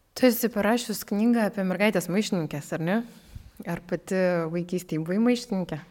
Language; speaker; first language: Lithuanian; native; Lithuanian